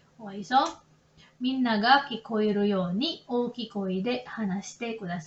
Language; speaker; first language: Japanese; non-native, learner; Filipino